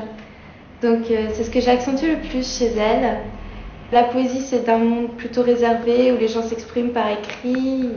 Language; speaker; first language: French; native; French